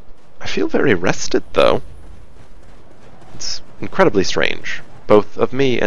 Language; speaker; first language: English; native; English